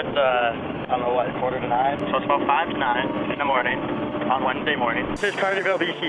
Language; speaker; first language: English; native; English